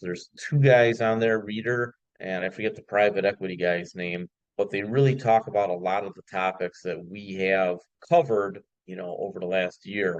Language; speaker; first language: English; native; English